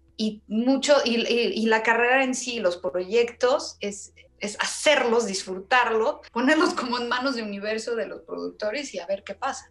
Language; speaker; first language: Spanish; early bilingual, other home language; Russian